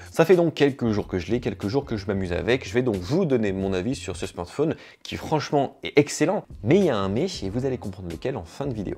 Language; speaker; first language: French; native; French